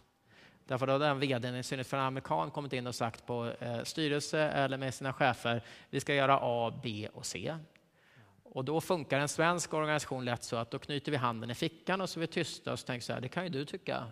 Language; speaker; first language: Swedish; native; Swedish